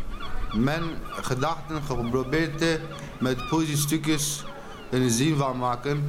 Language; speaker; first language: Dutch; non-native, learner; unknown